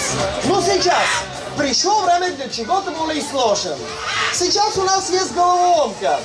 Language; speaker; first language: Russian; non-native, learner; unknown